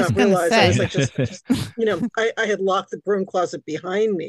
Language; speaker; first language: English; early bilingual, other home language; Hungarian